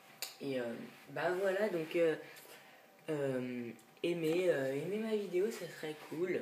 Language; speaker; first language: French; native; French